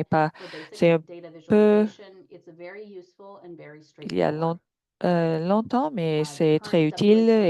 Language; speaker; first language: French; non-native, fluent; English